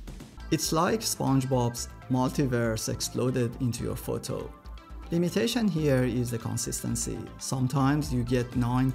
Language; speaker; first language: English; non-native, fluent; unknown